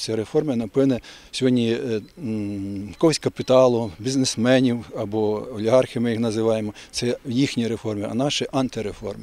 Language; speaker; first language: Ukrainian; native; Ukrainian